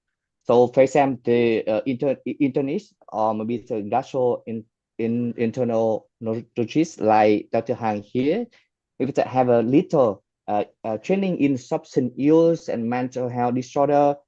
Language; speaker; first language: English; non-native, fluent; Vietnamese